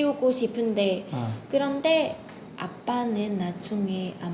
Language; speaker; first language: Korean; non-native, fluent; Vietnamese